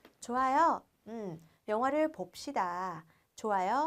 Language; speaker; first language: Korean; non-native, fluent; Vietnamese